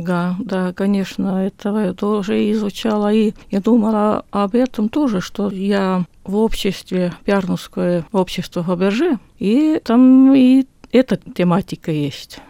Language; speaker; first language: Russian; non-native, local second language; Estonian